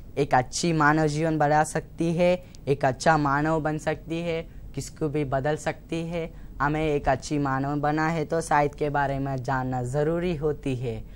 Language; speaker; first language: Hindi; non-native, local second language; Telugu